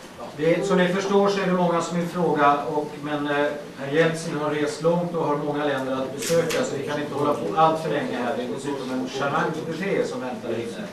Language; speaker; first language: Swedish; native; Swedish